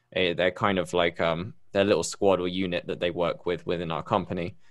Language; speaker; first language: English; native; English